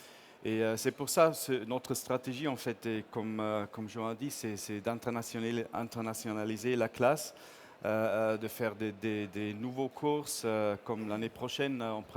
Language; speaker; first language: French; non-native, fluent; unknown